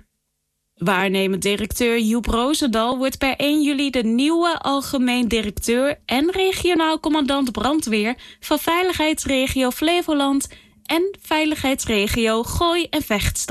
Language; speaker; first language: Dutch; native; Dutch